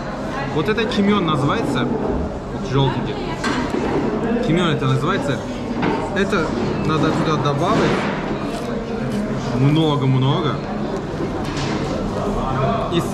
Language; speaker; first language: Russian; non-native, learner; Turkish